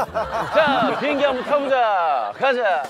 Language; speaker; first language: Korean; native; Korean